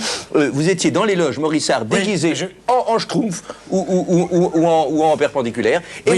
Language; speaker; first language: French; native; French